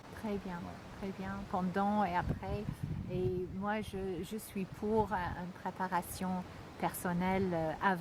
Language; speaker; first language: French; non-native, fluent; English